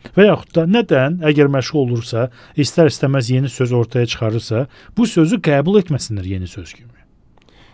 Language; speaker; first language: Azerbaijani; native; Azerbaijani